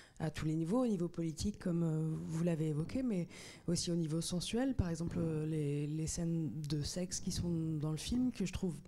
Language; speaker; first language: French; native; French